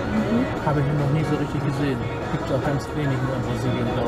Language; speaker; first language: German; native; German